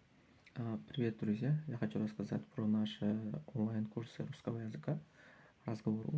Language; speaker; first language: Russian; non-native, fluent; Uzbek